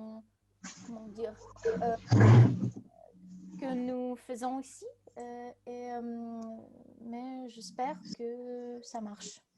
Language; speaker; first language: French; non-native, learner; Russian